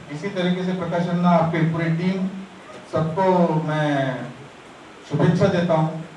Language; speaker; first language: Hindi; non-native, local second language; Marathi